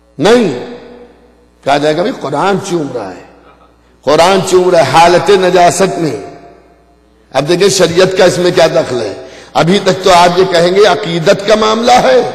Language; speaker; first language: Urdu; native; Urdu